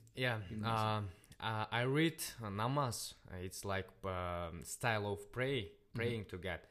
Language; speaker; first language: English; non-native, learner; Russian